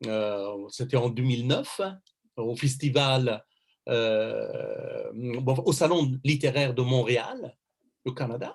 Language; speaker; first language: French; non-native, fluent; Persian